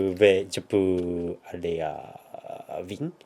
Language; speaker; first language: French; non-native, learner; Japanese